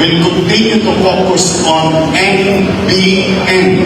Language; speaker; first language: English; non-native, local second language; Filipino